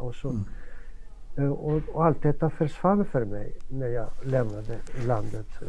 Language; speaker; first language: Swedish; non-native, fluent; Greek